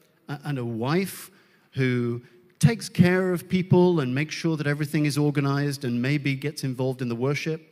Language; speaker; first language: English; native; English